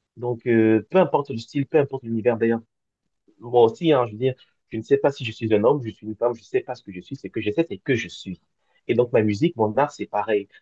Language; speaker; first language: French; native; French